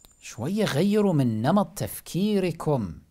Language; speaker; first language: Arabic; native; Arabic